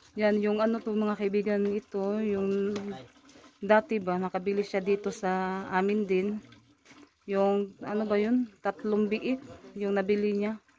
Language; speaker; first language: Filipino; non-native, local second language; Cebuano